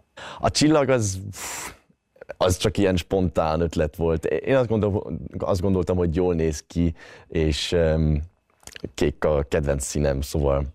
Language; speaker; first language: Hungarian; early bilingual, heritage; Hungarian